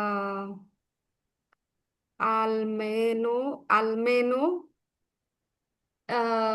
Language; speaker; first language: Spanish; non-native, learner; Bangla